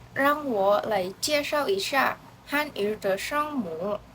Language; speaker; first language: Chinese; non-native, learner; Indonesian